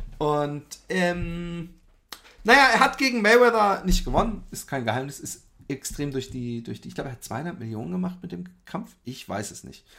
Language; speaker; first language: German; early bilingual, other home language; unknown